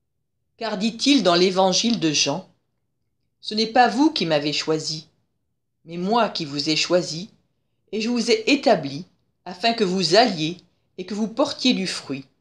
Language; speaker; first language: French; native; French